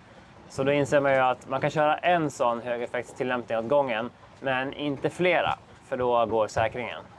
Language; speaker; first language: Swedish; native; Swedish